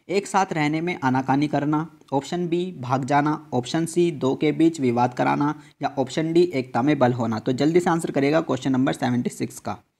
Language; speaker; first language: Hindi; native; Hindi